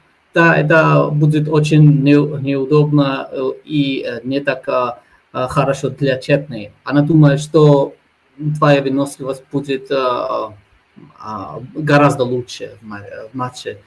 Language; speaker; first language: Russian; non-native, fluent; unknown